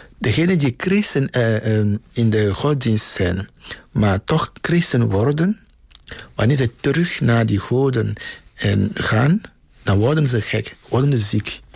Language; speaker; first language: Dutch; non-native, fluent; Ewe